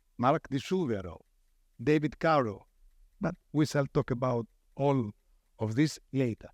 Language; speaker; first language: English; non-native, fluent; Greek